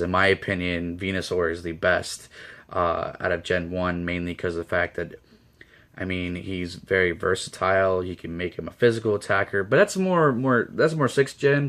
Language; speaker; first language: English; native; English